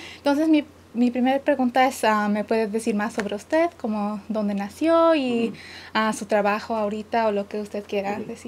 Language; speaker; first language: Spanish; early bilingual, other home language; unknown